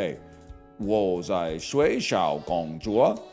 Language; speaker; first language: Chinese; non-native, learner; English